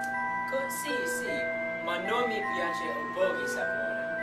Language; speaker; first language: Italian; non-native, learner; English